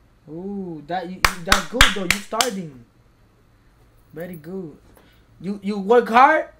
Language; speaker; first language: English; non-native, learner; Spanish